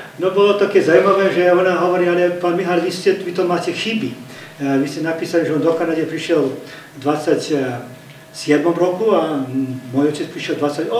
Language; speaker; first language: Slovak; early bilingual, heritage; Slovak